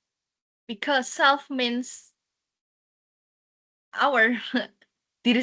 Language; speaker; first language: English; non-native, fluent; Indonesian